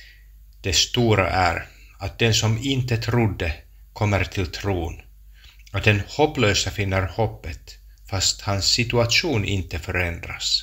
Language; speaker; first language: Swedish; non-native, local second language; Finnish